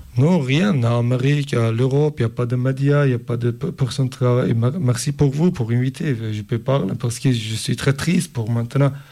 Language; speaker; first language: French; non-native, learner; Kurdish